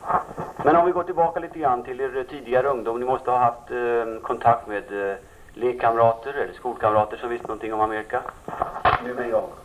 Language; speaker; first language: Swedish; native; Swedish